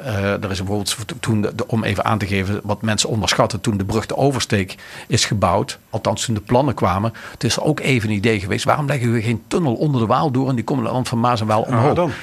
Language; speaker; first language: Dutch; native; Dutch